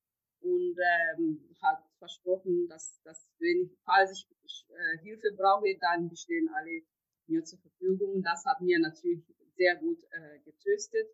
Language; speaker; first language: German; non-native, fluent; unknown